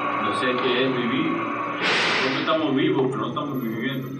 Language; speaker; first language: Spanish; early bilingual, heritage; English